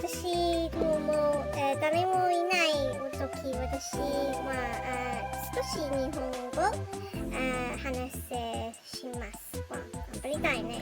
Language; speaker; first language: Japanese; non-native, learner; English